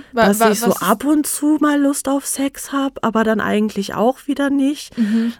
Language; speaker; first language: German; native; German